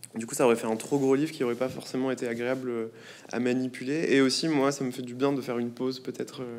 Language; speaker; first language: French; native; French